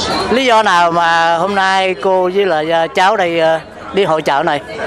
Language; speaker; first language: Vietnamese; native; Vietnamese